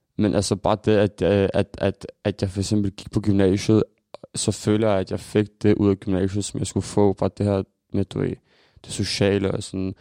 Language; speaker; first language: Danish; early bilingual, other home language; Albanian